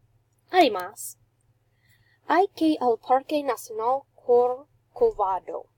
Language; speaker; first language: Spanish; non-native, learner; English